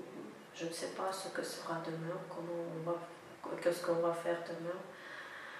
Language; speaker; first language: French; non-native, fluent; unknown